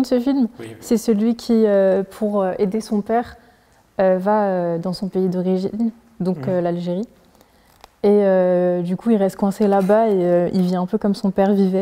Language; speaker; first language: French; early bilingual, other home language; Arabic